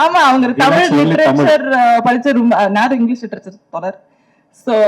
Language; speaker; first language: Tamil; non-native, local second language; Malayalam